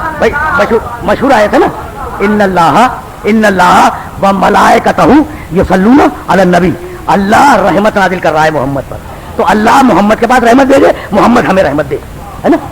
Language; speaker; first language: Urdu; native; Urdu